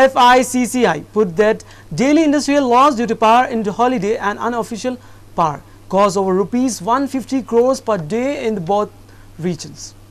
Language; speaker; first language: English; non-native, local second language; Urdu